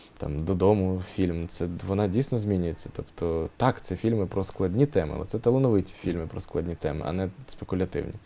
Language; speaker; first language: Ukrainian; native; Ukrainian